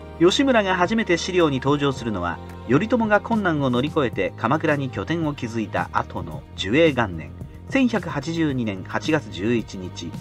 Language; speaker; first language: Japanese; native; Japanese